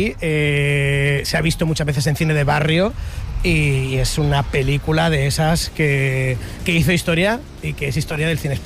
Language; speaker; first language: Spanish; native; Spanish